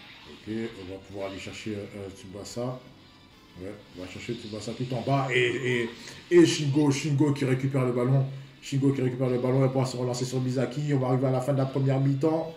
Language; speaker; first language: French; native; French